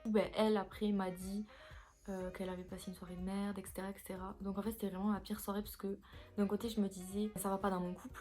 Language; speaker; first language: French; native; French